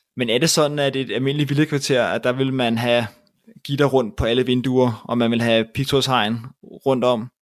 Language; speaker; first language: Danish; native; Danish